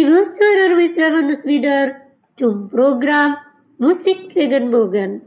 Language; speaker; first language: German; non-native, learner; Indonesian